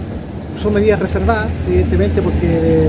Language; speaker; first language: Spanish; native; Spanish